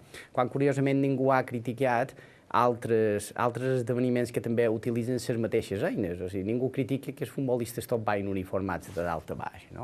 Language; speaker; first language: Catalan; native; Catalan